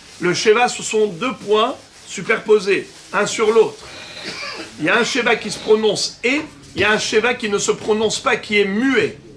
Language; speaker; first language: French; native; French